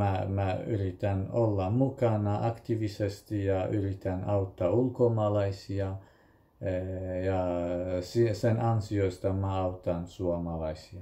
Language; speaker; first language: Finnish; non-native, fluent; Kurdish